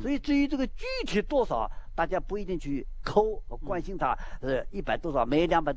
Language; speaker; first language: Chinese; native; Chinese